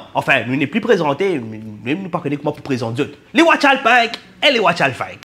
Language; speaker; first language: French; non-native, local second language; Morisyen